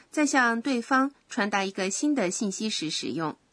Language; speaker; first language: Chinese; native; Chinese